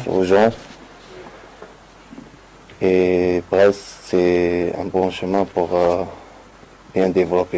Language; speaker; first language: French; non-native, local second language; Arabic